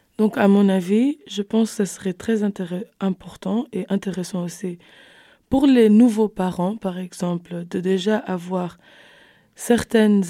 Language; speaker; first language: French; non-native, fluent; Kabuverdianu